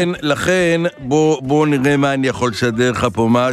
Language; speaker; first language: Hebrew; native; Hebrew